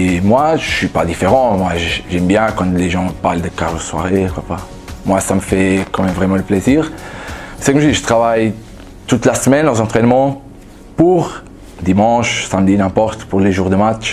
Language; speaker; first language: French; non-native, fluent; Portuguese